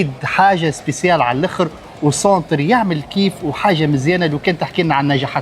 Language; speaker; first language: Arabic; native; Arabic